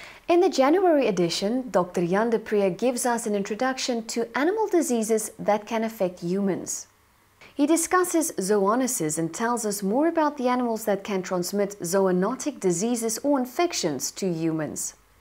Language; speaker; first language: English; non-native, local second language; Afrikaans